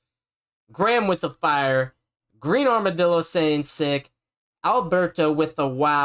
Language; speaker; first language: English; native; English